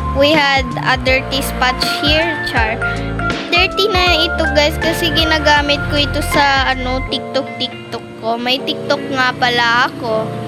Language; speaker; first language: Filipino; non-native, local second language; Cebuano